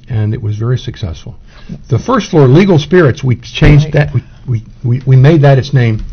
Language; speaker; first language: English; native; English